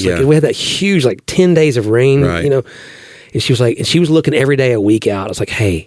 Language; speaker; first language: English; native; English